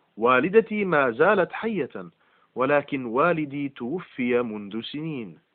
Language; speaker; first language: Arabic; non-native, fluent; English